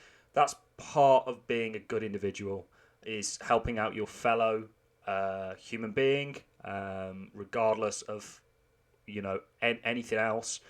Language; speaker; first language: English; native; English